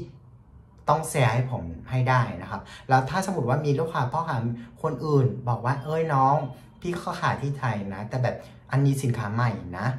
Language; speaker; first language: Thai; non-native, fluent; Vietnamese